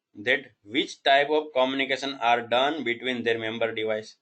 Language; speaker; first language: English; non-native, local second language; Gujarati